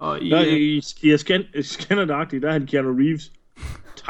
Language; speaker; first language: Danish; native; Danish